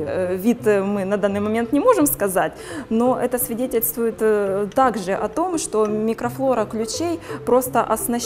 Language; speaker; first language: Russian; native; Russian